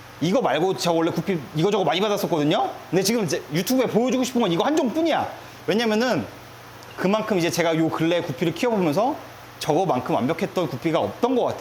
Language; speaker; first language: Korean; native; Korean